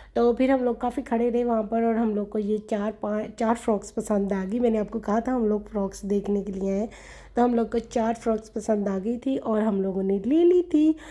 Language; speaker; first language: Urdu; native; Urdu